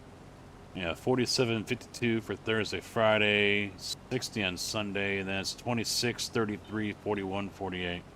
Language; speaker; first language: English; native; English